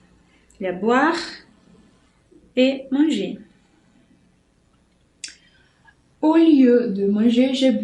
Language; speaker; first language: French; non-native, fluent; Portuguese